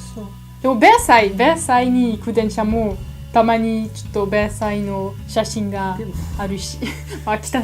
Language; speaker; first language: Japanese; non-native, learner; French